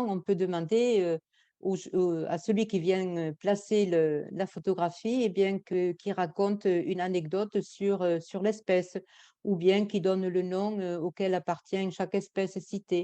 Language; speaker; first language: French; native; French